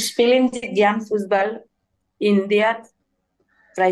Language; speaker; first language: German; non-native, learner; Bangla